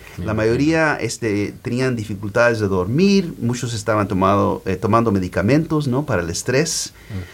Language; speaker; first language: Spanish; early bilingual, heritage; Spanish